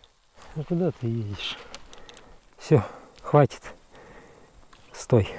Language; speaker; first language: Russian; native; Russian